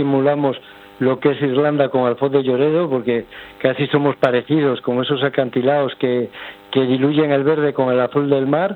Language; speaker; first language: Spanish; native; Spanish